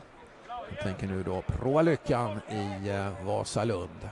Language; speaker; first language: Swedish; native; Swedish